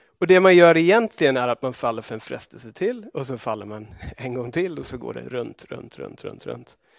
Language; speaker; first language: Swedish; non-native, fluent; English